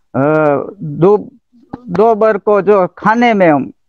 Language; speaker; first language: Hindi; non-native, local second language; Gujarati